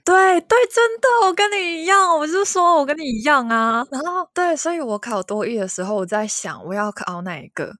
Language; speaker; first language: Chinese; non-native, local second language; Cantonese